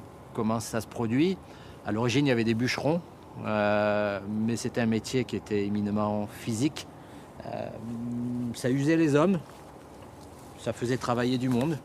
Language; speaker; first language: French; native; French